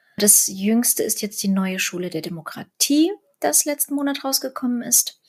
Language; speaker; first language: German; early bilingual, other home language; Russian